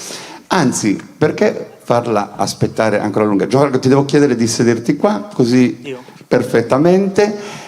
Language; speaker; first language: Italian; native; Italian